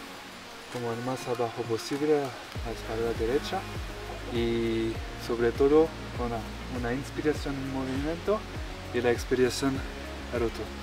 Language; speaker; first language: Spanish; non-native, fluent; French